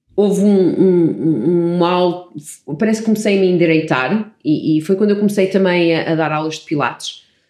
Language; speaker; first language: Portuguese; early bilingual, other home language; English